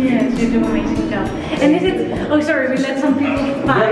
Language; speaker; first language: English; non-native, fluent; Dutch